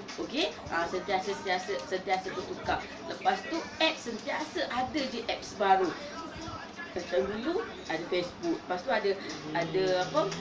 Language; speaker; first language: Malay; native; Malay